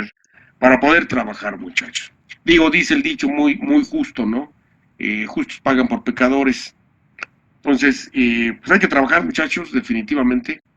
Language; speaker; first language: Spanish; native; Spanish